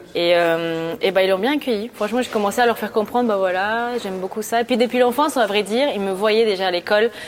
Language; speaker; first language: French; early bilingual, other home language; Spanish